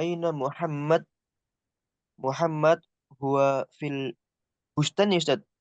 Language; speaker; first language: Arabic; non-native, learner; Indonesian